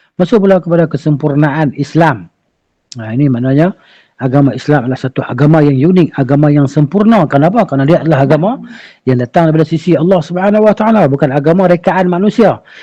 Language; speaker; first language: Malay; native; Malay